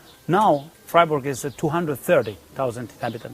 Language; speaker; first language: English; non-native, fluent; German